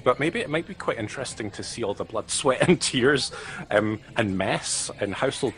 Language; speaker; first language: English; native; English